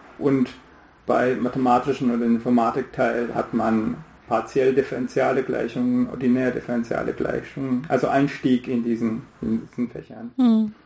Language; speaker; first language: German; non-native, fluent; Hindi